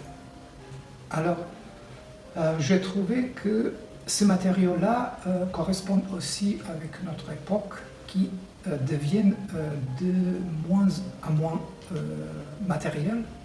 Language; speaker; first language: French; non-native, fluent; Serbian